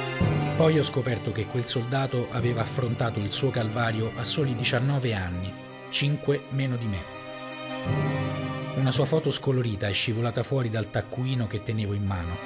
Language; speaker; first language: Italian; native; Italian